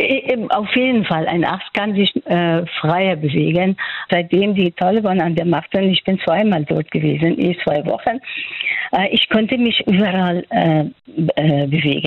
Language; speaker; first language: German; non-native, fluent; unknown